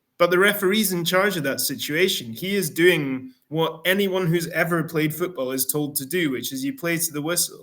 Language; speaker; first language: English; native; English